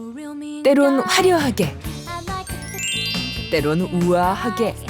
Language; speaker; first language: Korean; native; Korean